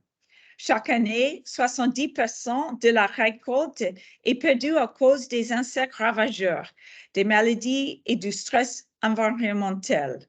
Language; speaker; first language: French; non-native, fluent; English